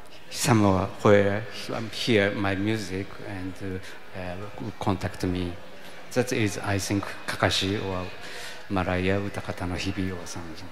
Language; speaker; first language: English; non-native, learner; Japanese